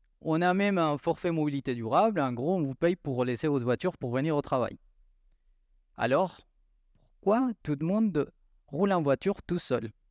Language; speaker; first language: French; non-native, fluent; Spanish